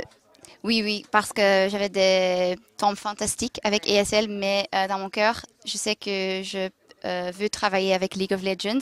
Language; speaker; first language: French; non-native, local second language; Dutch